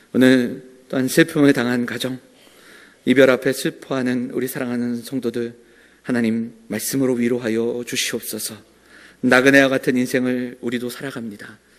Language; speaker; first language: Korean; native; Korean